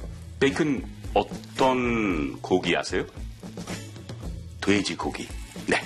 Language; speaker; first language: Korean; non-native, learner; English